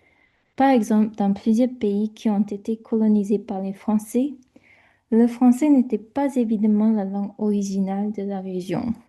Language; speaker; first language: French; non-native, fluent; English